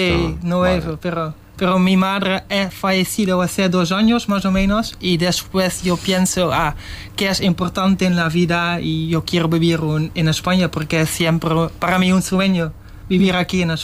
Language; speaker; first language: Spanish; non-native, learner; Dutch